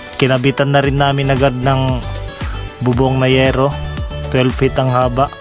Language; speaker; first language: Filipino; non-native, local second language; Cebuano